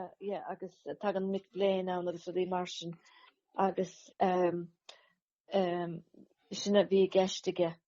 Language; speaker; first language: Irish; native; Irish